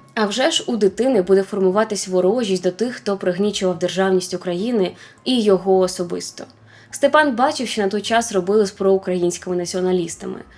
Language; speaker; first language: Ukrainian; non-native, local second language; Russian